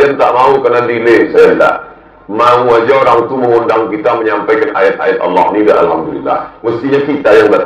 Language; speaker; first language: Indonesian; non-native, local second language; Malay